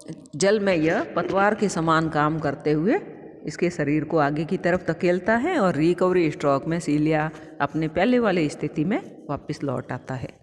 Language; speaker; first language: Hindi; native; Hindi